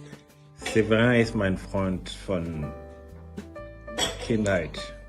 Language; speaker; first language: German; non-native, learner; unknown